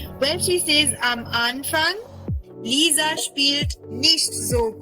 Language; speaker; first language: German; non-native, fluent; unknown